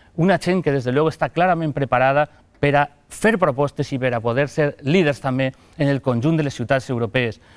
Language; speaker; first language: Catalan; non-native, local second language; Spanish